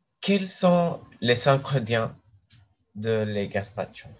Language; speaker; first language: French; non-native, learner; English